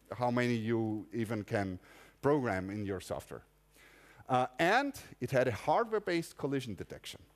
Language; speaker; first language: English; non-native, fluent; German